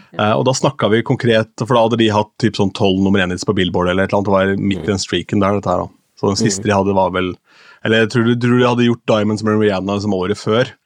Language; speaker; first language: Norwegian; native; Norwegian